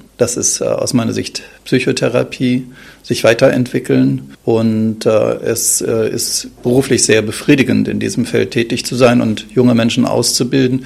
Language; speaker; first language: German; native; German